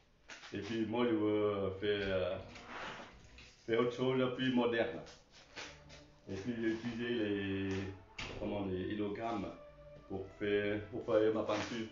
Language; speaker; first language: French; non-native, learner; Chinese